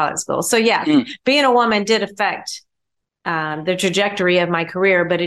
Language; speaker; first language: English; native; English